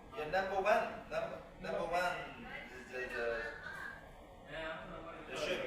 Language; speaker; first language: English; non-native, learner; Chinese